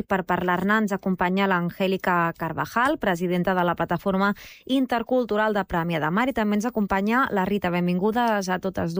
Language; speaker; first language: Catalan; native; Catalan